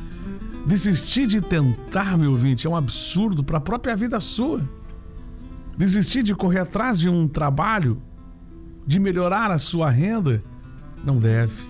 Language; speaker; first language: Portuguese; native; Portuguese